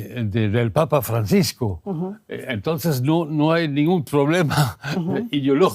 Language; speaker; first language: Spanish; non-native, fluent; German